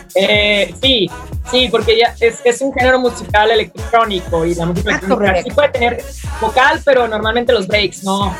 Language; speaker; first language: Spanish; native; Spanish